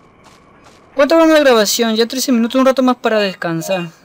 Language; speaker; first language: Spanish; native; Spanish